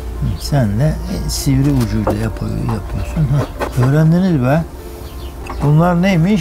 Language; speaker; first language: Turkish; native; Turkish